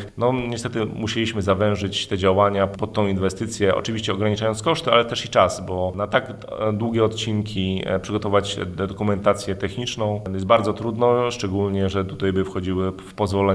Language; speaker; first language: Polish; native; Polish